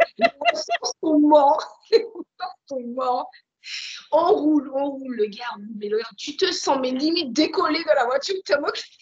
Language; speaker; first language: French; native; French